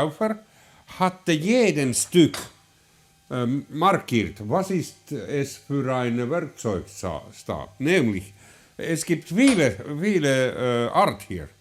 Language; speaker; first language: German; non-native, learner; Finnish